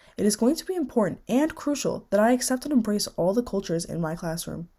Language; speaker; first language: English; native; English